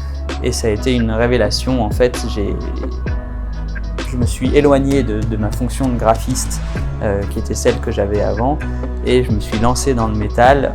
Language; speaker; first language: French; native; French